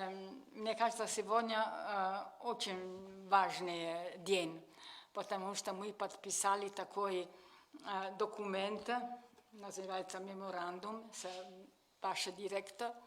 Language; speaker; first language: Russian; non-native, learner; Italian